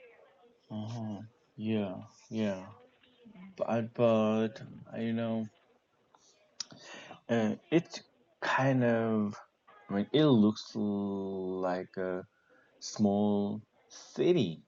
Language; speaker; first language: English; non-native, learner; Korean